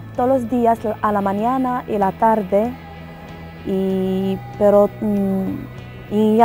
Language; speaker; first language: Spanish; non-native, learner; Arabic